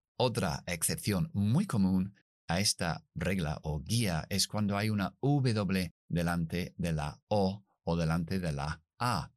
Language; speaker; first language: Spanish; non-native, fluent; English